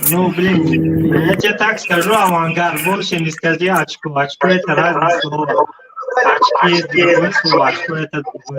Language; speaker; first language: Russian; non-native, local second language; Tajik